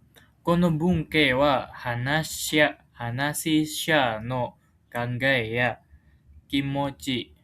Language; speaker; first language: Japanese; non-native, fluent; Indonesian